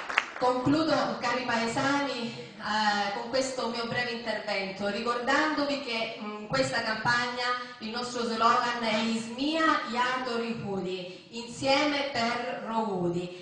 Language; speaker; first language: Italian; native; Italian